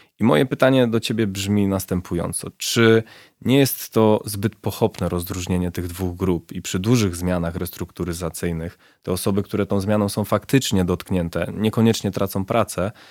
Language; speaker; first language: Polish; native; Polish